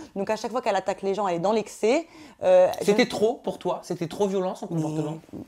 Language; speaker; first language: French; native; French